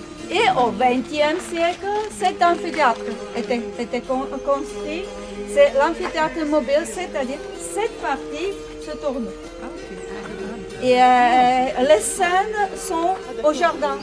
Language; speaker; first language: French; non-native, fluent; Czech